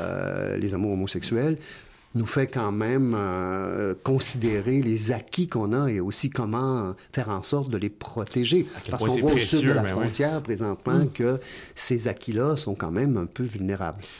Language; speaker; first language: French; native; French